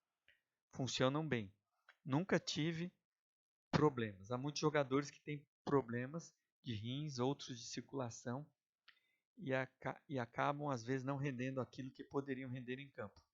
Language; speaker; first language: Portuguese; native; Portuguese